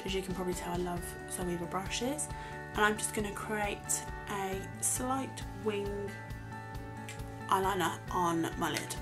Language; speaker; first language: English; native; English